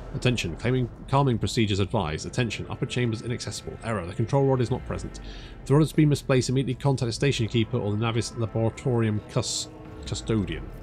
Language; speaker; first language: English; native; English